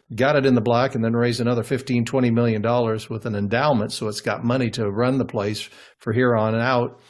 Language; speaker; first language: English; native; English